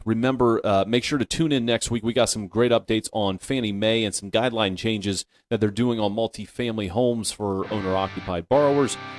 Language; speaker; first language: English; native; English